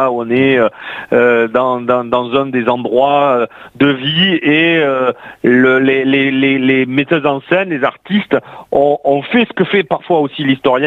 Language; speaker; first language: French; native; French